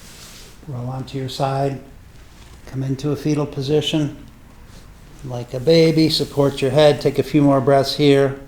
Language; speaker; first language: English; native; English